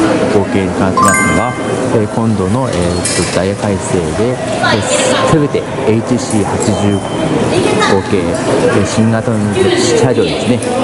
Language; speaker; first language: Japanese; native; Japanese